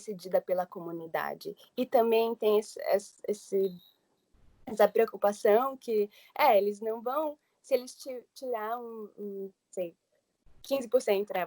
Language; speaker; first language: Portuguese; early bilingual, heritage; English